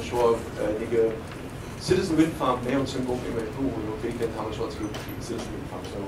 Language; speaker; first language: Chinese; non-native, fluent; German